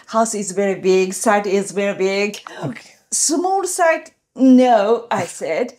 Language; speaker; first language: English; non-native, learner; Japanese